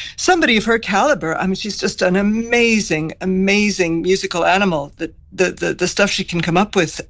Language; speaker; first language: English; native; English